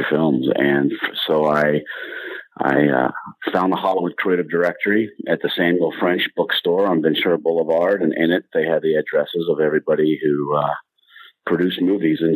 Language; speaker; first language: English; native; English